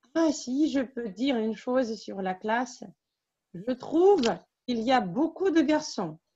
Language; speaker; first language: French; non-native, fluent; Russian